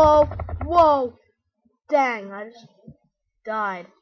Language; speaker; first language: English; native; English